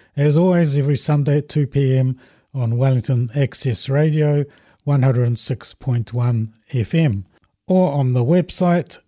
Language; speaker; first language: English; early bilingual, other home language; Greek